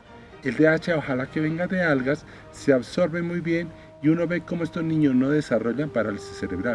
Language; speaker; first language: Spanish; native; Spanish